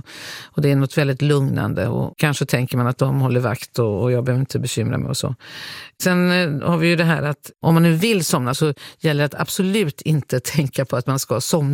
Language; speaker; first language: Swedish; native; Swedish